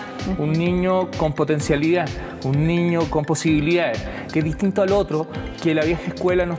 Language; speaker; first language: Spanish; native; Spanish